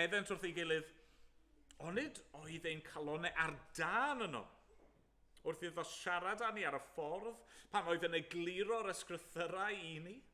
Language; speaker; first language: Welsh; native; Welsh